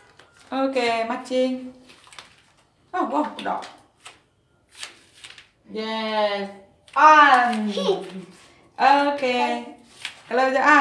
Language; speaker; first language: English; non-native, learner; Vietnamese